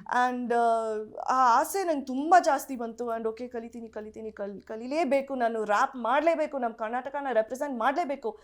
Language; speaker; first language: Kannada; early bilingual, heritage; Kannada